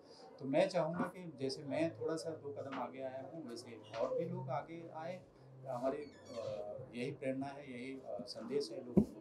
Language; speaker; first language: Hindi; native; Hindi